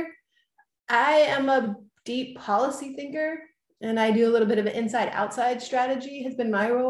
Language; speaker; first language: English; native; English